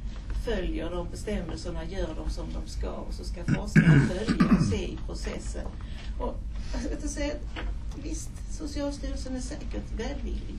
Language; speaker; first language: Swedish; native; Swedish